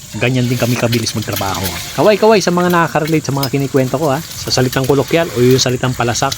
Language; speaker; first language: Filipino; non-native, local second language; Cebuano